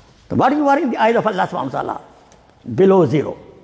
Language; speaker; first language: English; non-native, local second language; Urdu